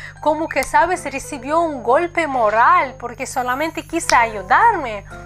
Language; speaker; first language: Spanish; non-native, fluent; Russian